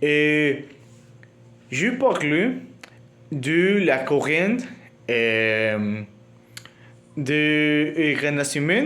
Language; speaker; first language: French; non-native, learner; Spanish